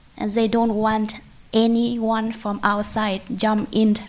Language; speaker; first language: English; non-native, learner; Vietnamese